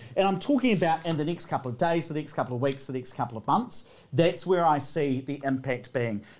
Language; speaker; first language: English; native; English